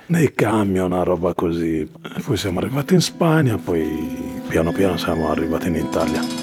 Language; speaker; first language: Italian; non-native, fluent; Arabic